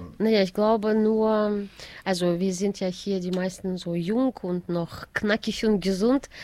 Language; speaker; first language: German; native; German